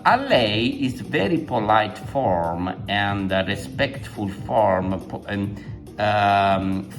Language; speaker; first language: English; non-native, fluent; Italian